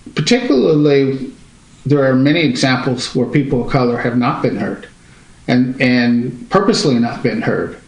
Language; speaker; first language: English; native; English